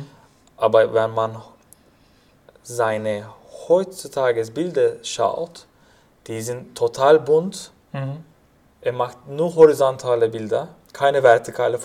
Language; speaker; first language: German; non-native, fluent; Turkish